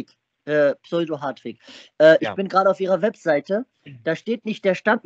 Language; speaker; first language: German; native; German